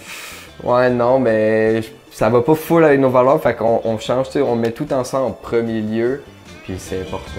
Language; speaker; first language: French; native; French